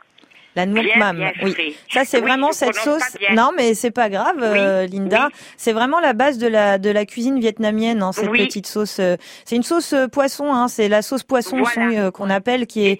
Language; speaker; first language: French; native; French